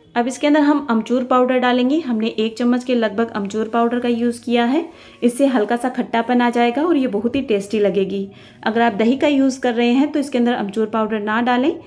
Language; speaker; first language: Hindi; native; Hindi